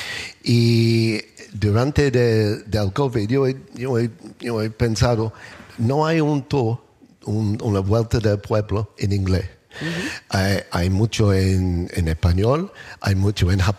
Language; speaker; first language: Spanish; non-native, learner; English